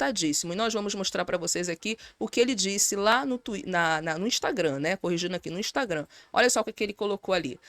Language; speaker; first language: Portuguese; native; Portuguese